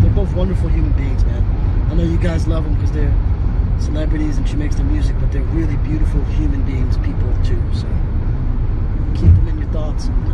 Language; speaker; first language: English; early bilingual, other home language; Spanish